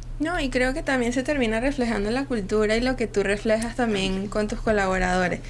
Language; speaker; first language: Spanish; native; Spanish